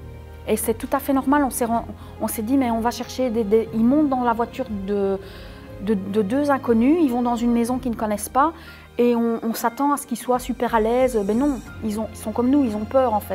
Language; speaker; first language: French; native; French